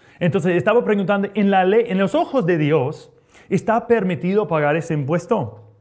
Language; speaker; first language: Spanish; non-native, fluent; English